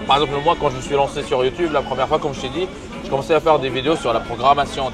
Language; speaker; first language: French; native; French